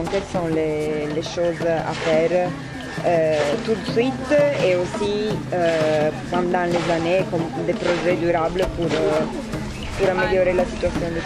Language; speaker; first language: French; non-native, fluent; Italian